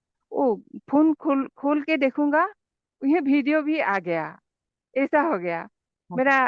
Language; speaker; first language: Hindi; non-native, local second language; Assamese